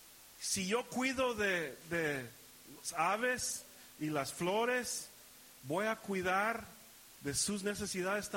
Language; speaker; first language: Spanish; early bilingual, heritage; Spanish